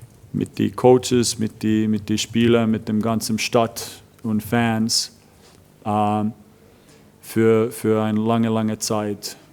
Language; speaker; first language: German; non-native, fluent; Finnish